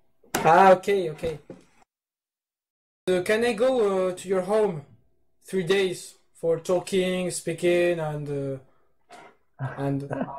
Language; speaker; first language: English; non-native, learner; French